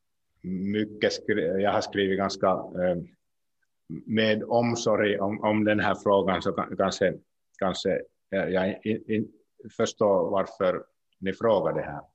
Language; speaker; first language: Swedish; non-native, local second language; Finnish